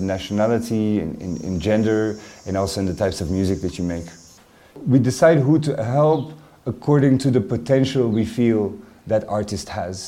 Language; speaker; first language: English; non-native, fluent; French